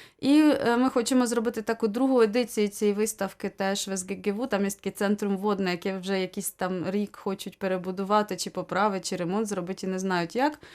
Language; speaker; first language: Ukrainian; native; Ukrainian